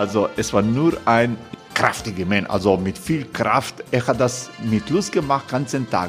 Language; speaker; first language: German; non-native, fluent; Croatian